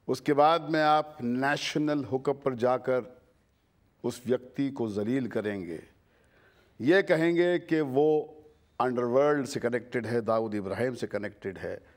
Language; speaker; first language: Hindi; native; Hindi